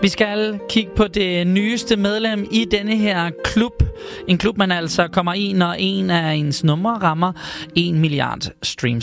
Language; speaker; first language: Danish; native; Danish